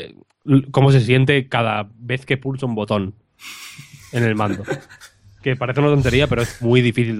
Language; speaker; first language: Spanish; native; Spanish